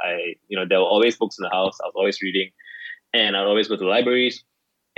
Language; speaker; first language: English; native; English